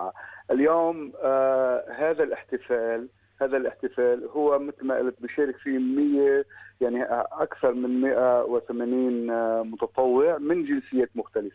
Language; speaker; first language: Arabic; native; Arabic